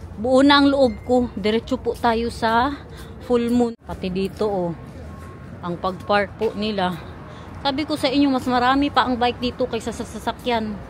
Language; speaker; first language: Filipino; non-native, local second language; Cebuano